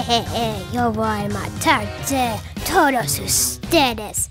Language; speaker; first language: Spanish; non-native, learner; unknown